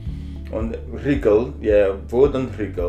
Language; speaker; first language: Welsh; non-native, learner; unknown